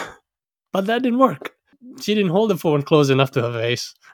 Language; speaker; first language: English; non-native, local second language; Sinhala